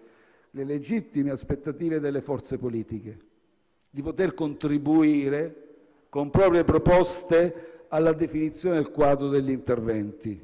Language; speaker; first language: Italian; native; Italian